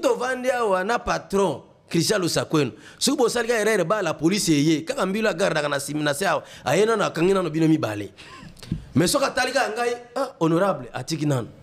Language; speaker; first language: French; non-native, local second language; Lingala